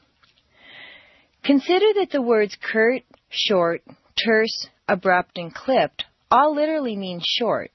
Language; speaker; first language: English; native; English